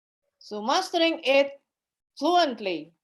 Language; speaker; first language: English; non-native, fluent; Indonesian